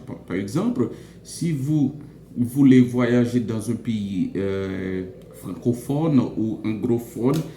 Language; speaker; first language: French; non-native, local second language; Haitian Creole